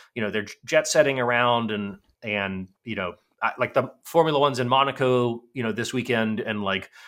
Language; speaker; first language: English; native; English